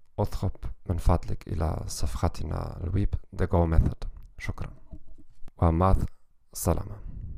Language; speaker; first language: Arabic; non-native, learner; German